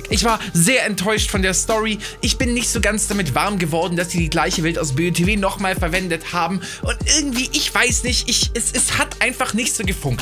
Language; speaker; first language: German; native; German